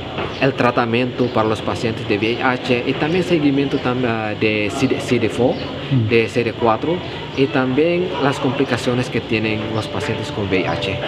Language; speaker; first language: Spanish; non-native, fluent; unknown